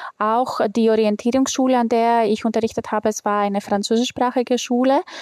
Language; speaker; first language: German; non-native, fluent; Greek